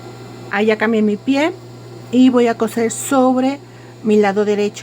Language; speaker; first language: Spanish; native; Spanish